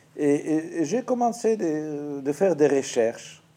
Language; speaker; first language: French; non-native, fluent; Ukrainian